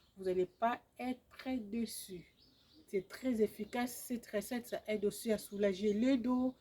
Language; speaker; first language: French; non-native, local second language; Lingala